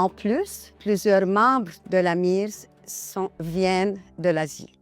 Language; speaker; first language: French; non-native, local second language; Arabic